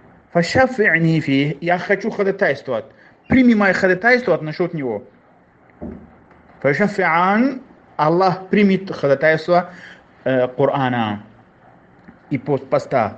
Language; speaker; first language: Russian; non-native, fluent; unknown